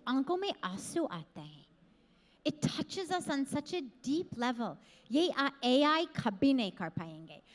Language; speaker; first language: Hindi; non-native, fluent; English